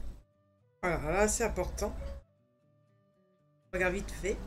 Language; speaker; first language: French; native; French